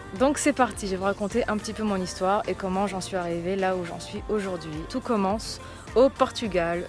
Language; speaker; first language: French; early bilingual, other home language; Portuguese